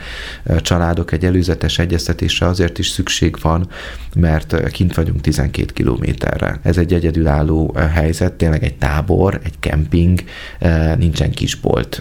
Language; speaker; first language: Hungarian; native; Hungarian